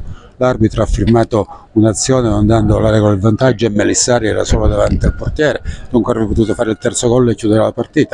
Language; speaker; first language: Italian; native; Italian